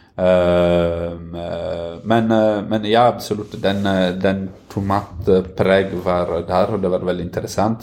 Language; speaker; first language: Norwegian; non-native, fluent; Italian